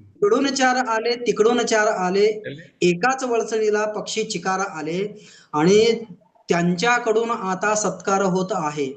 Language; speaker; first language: Marathi; non-native, local second language; Telugu